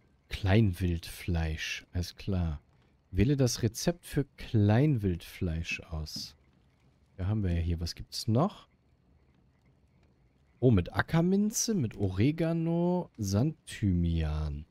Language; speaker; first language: German; native; German